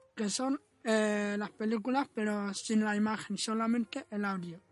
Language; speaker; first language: Spanish; non-native, fluent; Arabic